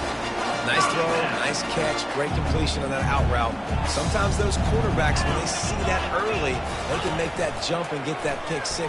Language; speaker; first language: English; native; English